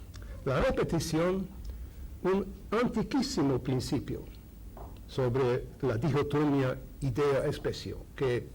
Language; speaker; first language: Spanish; non-native, fluent; Hungarian